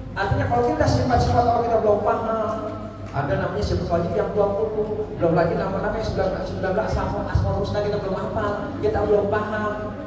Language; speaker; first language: Indonesian; non-native, local second language; Javanese